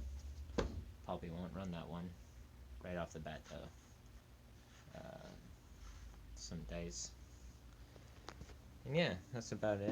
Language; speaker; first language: English; native; English